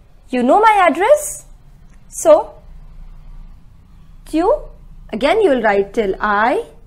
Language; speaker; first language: English; non-native, local second language; Hindi